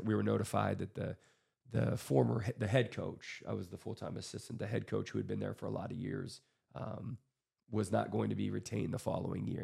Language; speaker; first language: English; native; English